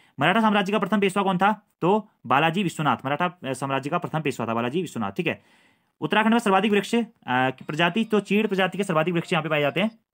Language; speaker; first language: Hindi; native; Hindi